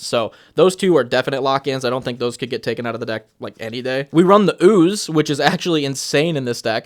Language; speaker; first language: English; native; English